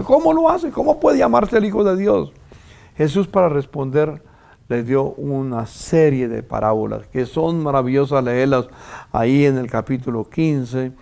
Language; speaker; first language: Spanish; native; Spanish